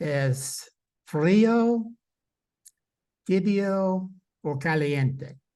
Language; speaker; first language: Spanish; non-native, fluent; English